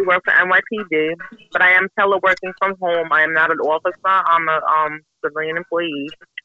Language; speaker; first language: English; native; English